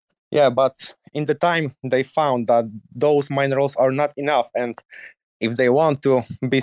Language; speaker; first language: English; non-native, learner; Polish